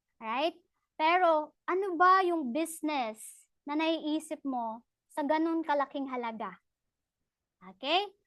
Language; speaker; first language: Filipino; non-native, local second language; Cebuano